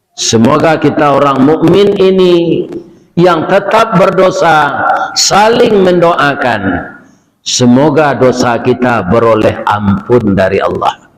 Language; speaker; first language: Malay; non-native, local second language; Minangkabau